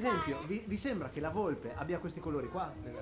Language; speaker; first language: Italian; native; Italian